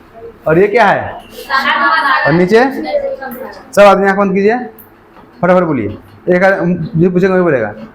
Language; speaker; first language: Hindi; native; Hindi